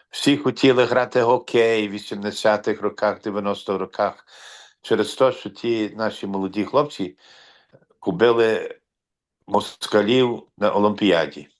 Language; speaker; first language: Ukrainian; early bilingual, heritage; Ukrainian